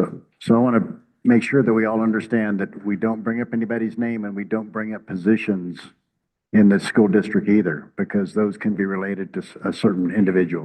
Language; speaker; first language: English; native; English